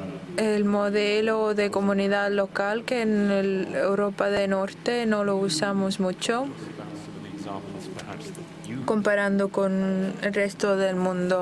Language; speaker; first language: Spanish; non-native, fluent; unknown